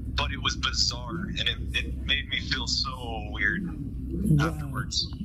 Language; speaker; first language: English; native; English